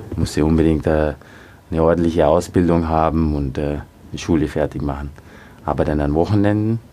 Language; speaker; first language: German; early bilingual, other home language; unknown